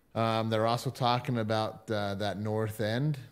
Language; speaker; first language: English; native; English